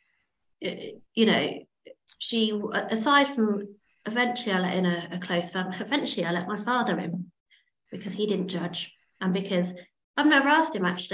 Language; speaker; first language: English; native; English